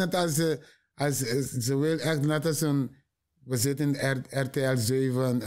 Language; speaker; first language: Dutch; non-native, learner; Papiamento